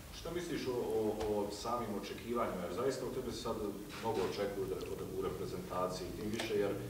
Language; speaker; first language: Bosnian; native; Bosnian